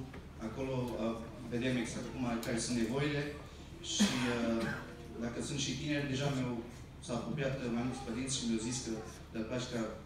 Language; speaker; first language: Romanian; early bilingual, heritage; Romanian